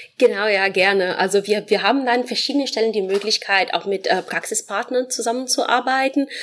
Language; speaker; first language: German; non-native, fluent; Portuguese